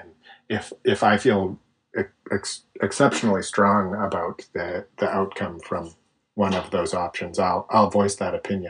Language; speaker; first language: English; native; English